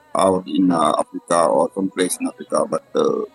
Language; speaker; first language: English; non-native, learner; Wolof